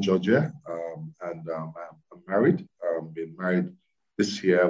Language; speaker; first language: English; non-native, local second language; Yoruba